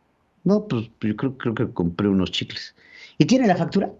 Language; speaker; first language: Spanish; native; Spanish